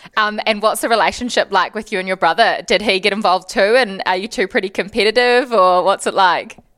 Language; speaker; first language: English; native; English